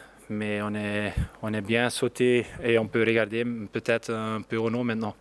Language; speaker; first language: French; non-native, local second language; Dutch